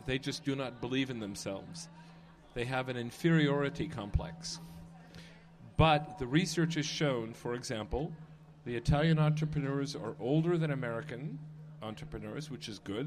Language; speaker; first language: English; native; English